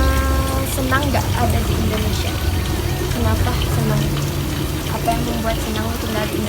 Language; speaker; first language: Indonesian; native; Indonesian